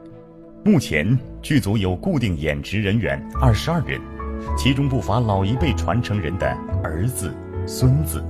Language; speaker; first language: Chinese; native; Chinese